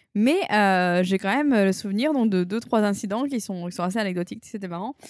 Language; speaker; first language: French; native; French